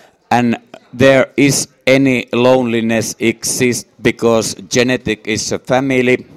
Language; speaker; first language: English; non-native, learner; Finnish